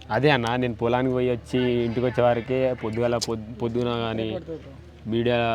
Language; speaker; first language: Telugu; native; Telugu